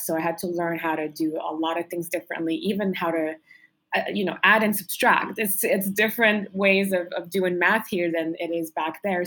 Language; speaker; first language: English; non-native, fluent; Arabic